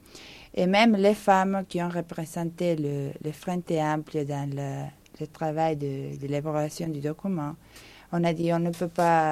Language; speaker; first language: French; non-native, fluent; Spanish